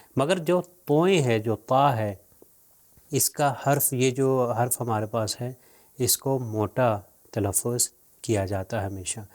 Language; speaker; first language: Urdu; native; Urdu